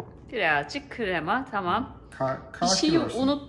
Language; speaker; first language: Turkish; native; Turkish